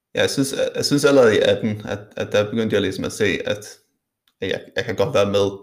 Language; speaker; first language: Danish; non-native, local second language; Faroese